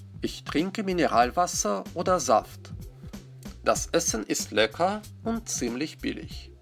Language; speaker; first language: German; non-native, fluent; Russian